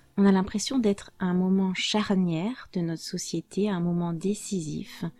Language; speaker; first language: French; native; French